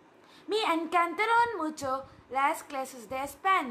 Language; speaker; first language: Spanish; non-native, learner; Tamil